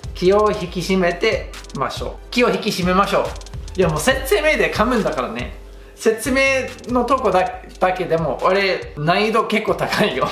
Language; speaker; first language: Japanese; non-native, fluent; English